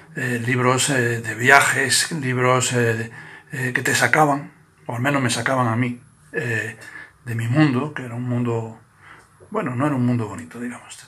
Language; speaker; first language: Spanish; native; Spanish